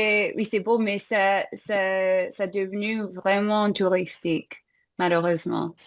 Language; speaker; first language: French; non-native, fluent; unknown